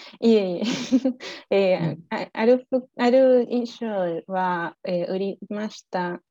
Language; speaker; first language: Japanese; non-native, learner; Spanish